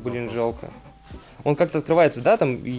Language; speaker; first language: Russian; native; Russian